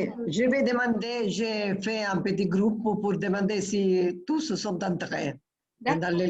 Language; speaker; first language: French; non-native, fluent; Italian